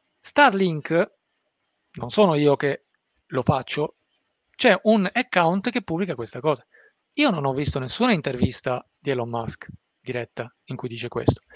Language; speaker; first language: Italian; early bilingual, other home language; Persian